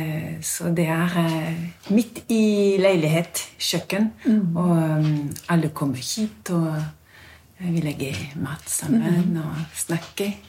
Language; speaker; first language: Norwegian; non-native, fluent; French